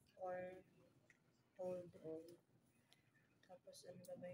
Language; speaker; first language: Filipino; native; Filipino